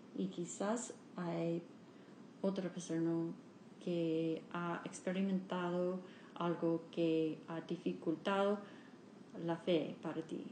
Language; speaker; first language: Spanish; non-native, learner; English